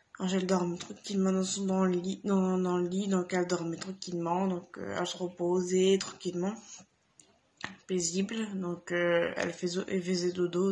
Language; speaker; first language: French; native; French